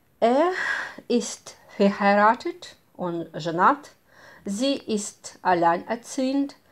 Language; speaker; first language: German; non-native, fluent; Russian